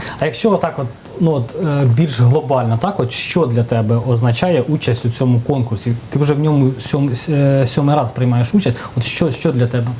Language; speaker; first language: Ukrainian; native; Ukrainian